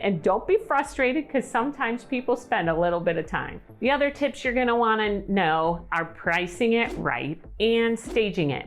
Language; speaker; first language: English; native; English